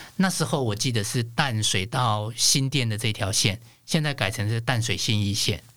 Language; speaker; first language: Chinese; non-native, local second language; Hakka Chinese